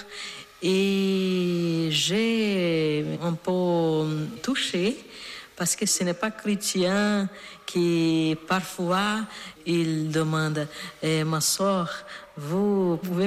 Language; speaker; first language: French; non-native, learner; Portuguese